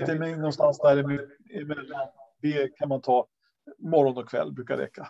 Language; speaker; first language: Swedish; native; Swedish